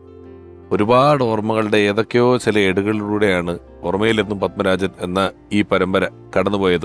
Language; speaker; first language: Malayalam; native; Malayalam